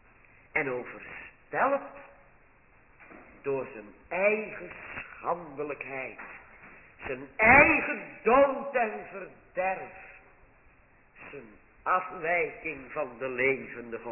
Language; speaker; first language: Dutch; native; Dutch